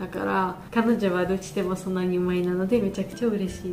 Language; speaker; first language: Japanese; non-native, learner; Georgian